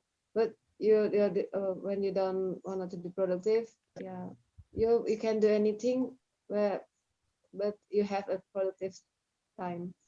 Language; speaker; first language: English; non-native, learner; Indonesian